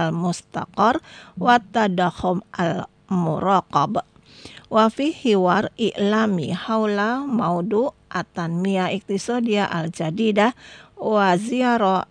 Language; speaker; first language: Arabic; non-native, fluent; Indonesian